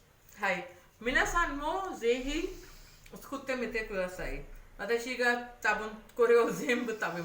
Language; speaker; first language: Japanese; non-native, fluent; Hindi